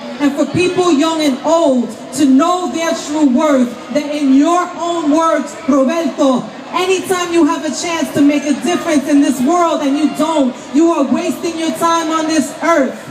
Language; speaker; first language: English; early bilingual, other home language; Spanish